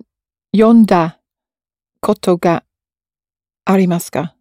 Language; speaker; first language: Japanese; non-native, learner; English